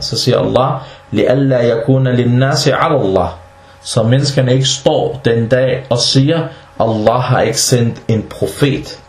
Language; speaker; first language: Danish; early bilingual, other home language; Arabic